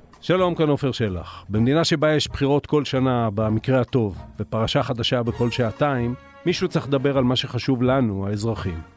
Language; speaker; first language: Hebrew; native; Hebrew